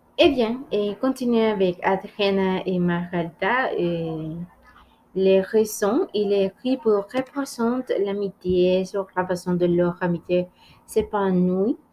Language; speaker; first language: French; non-native, learner; Spanish